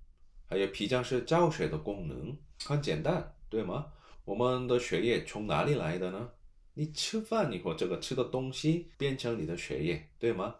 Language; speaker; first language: Chinese; non-native, learner; Korean